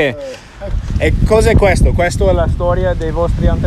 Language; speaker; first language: Italian; non-native, fluent; English